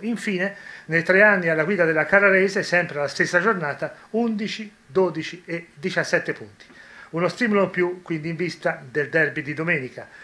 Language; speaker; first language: Italian; native; Italian